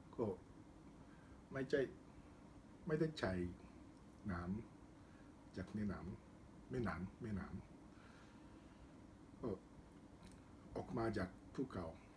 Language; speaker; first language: Thai; non-native, learner; Japanese